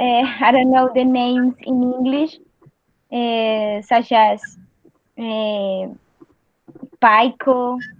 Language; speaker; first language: English; non-native, learner; Spanish